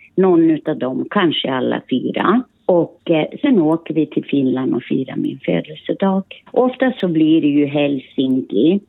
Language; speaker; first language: Swedish; early bilingual, other home language; Finnish